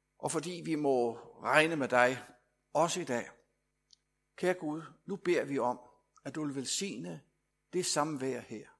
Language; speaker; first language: Danish; native; Danish